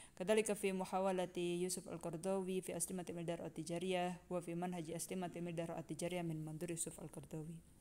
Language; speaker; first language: Arabic; non-native, fluent; Indonesian